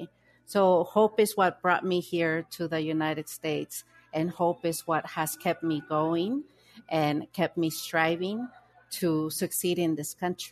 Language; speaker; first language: English; early bilingual, other home language; Spanish